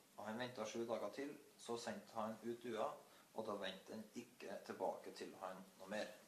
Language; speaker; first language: Norwegian; native; Norwegian